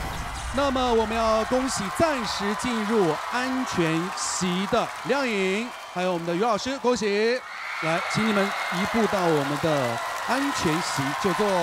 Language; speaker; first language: Chinese; native; Chinese